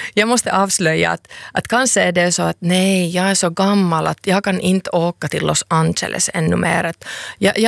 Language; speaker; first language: Swedish; non-native, local second language; Finnish